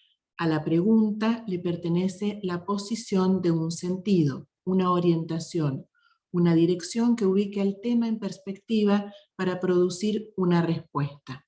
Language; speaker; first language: Spanish; native; Spanish